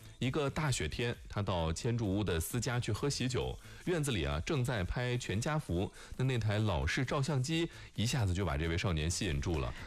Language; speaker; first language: Chinese; native; Chinese